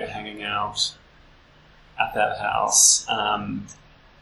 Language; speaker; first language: English; native; English